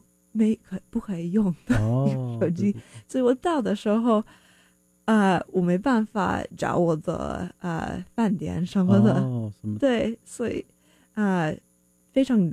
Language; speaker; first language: Chinese; non-native, learner; English